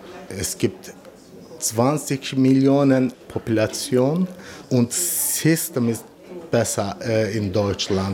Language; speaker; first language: German; non-native, learner; Turkish